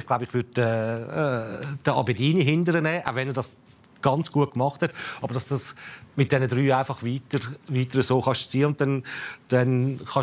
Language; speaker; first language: German; native; German